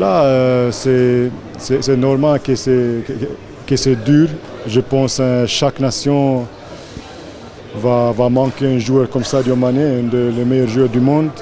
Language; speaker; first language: French; non-native, fluent; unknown